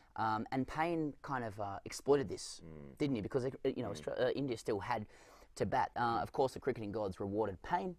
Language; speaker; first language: English; native; English